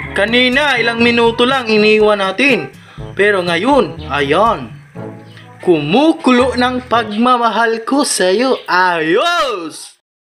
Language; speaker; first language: Filipino; non-native, local second language; Cebuano